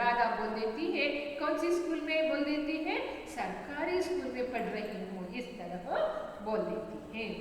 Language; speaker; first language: Hindi; non-native, local second language; Kannada